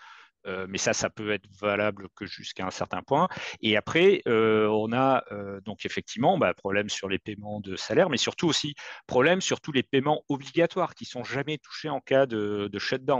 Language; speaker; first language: French; native; French